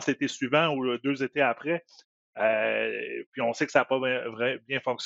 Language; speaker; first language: French; native; French